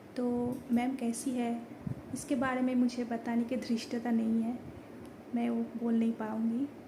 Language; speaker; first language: Hindi; non-native, local second language; Bangla